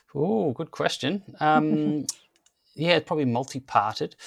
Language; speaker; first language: English; native; English